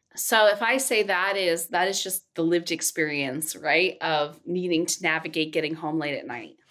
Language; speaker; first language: English; native; English